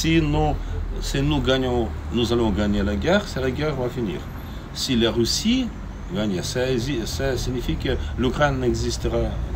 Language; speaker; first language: French; non-native, learner; Ukrainian